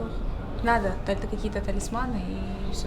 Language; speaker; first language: Russian; native; Russian